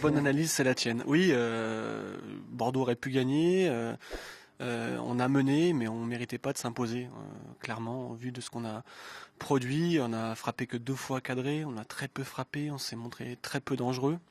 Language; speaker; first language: French; native; French